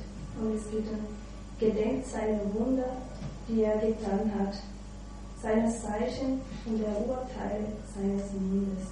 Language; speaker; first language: German; non-native, fluent; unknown